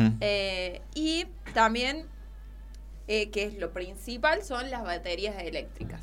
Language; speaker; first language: Spanish; native; Spanish